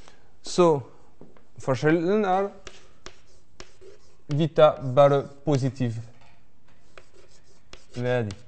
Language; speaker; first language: Norwegian; non-native, fluent; French